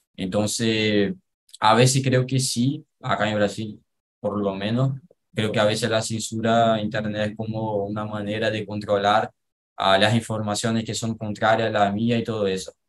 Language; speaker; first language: Spanish; non-native, learner; Portuguese